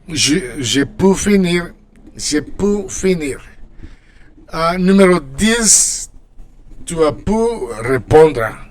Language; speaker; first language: French; non-native, fluent; Spanish